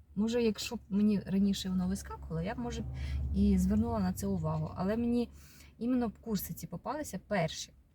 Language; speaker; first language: Ukrainian; non-native, local second language; Russian